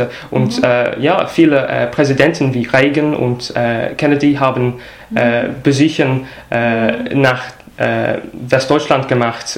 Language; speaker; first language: German; non-native, fluent; English